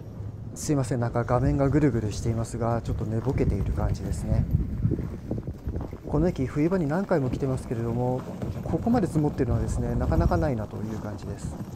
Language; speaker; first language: Japanese; native; Japanese